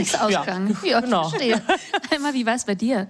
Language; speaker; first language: German; native; German